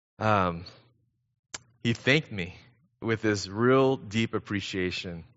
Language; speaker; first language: English; early bilingual, other home language; Korean